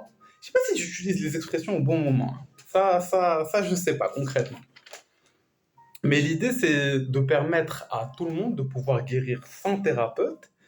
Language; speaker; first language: French; native; French